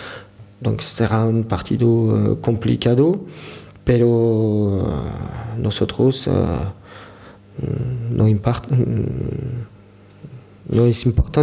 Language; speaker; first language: Spanish; non-native, fluent; French